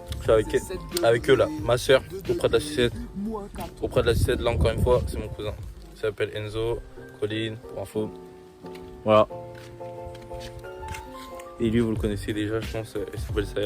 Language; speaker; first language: French; native; French